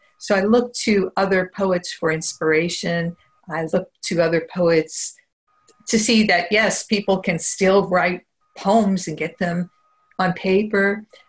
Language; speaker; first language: English; native; English